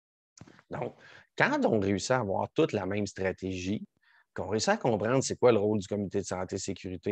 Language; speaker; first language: French; native; French